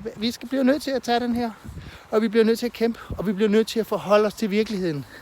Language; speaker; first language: Danish; native; Danish